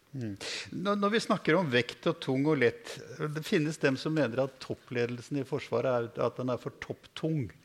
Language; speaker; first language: Norwegian; native; Norwegian